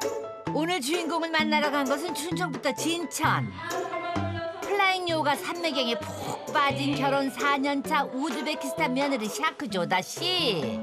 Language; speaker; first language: Korean; native; Korean